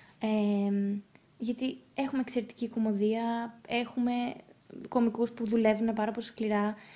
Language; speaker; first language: Greek; early bilingual, heritage; Greek